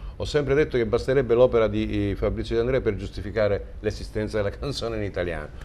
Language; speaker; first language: Italian; native; Italian